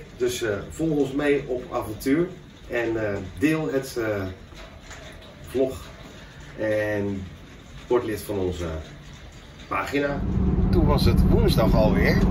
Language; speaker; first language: Dutch; native; Dutch